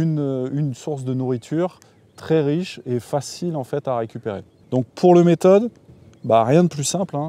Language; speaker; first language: French; native; French